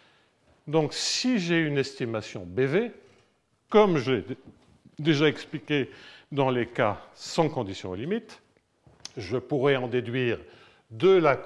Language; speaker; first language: French; native; French